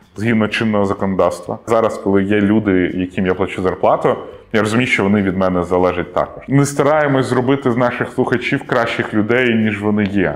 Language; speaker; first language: Ukrainian; non-native, local second language; Russian